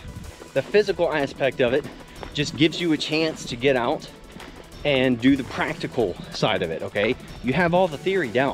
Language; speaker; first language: English; native; English